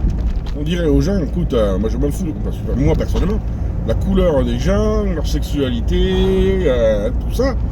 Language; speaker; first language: French; native; French